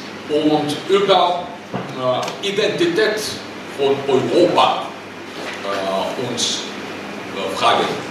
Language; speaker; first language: German; non-native, learner; Russian